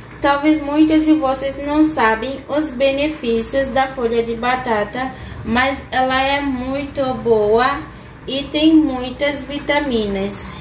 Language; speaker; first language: Portuguese; non-native, fluent; Haitian Creole